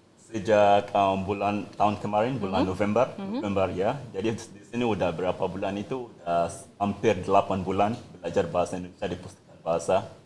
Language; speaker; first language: Indonesian; non-native, fluent; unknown